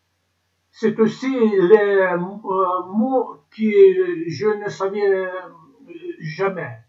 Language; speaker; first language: French; non-native, learner; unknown